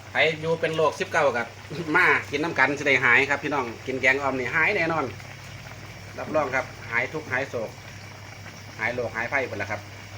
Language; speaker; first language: Thai; native; Thai